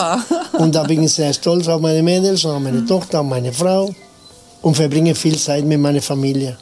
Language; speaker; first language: German; non-native, fluent; Spanish